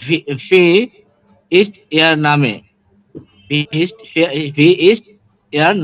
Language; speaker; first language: German; non-native, learner; Bangla